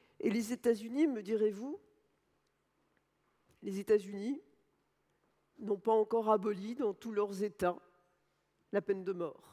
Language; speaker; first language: French; native; French